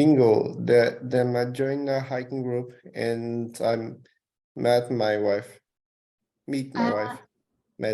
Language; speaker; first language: English; non-native, learner; Portuguese